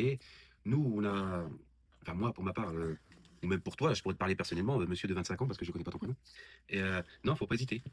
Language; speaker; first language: French; native; French